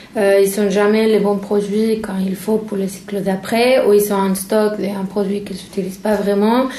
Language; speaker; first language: French; non-native, fluent; Spanish